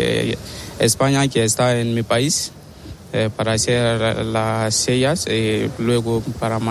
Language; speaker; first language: Spanish; non-native, learner; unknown